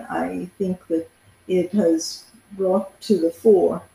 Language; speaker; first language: English; native; English